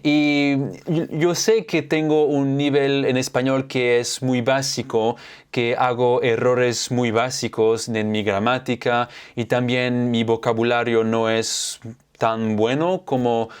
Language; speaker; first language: Spanish; non-native, fluent; French